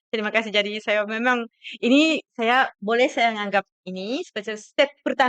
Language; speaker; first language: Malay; non-native, fluent; Japanese